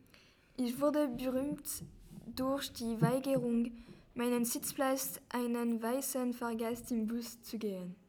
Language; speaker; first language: German; non-native, learner; French